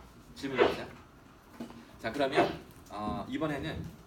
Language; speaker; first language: Korean; native; Korean